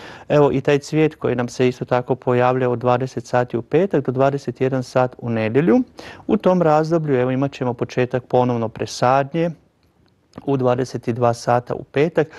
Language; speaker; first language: Croatian; native; Croatian